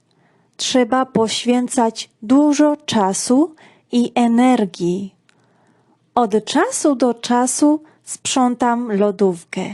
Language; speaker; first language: Polish; non-native, fluent; Georgian